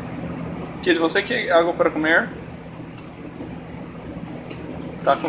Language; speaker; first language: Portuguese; non-native, learner; English